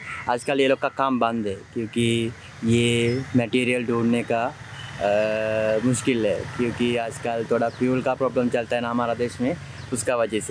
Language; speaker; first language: Hindi; non-native, fluent; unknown